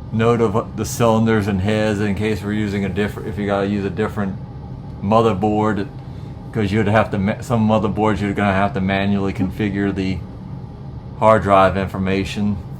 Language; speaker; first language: English; native; English